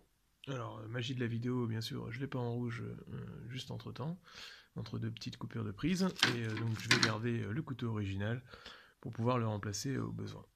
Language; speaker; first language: French; native; French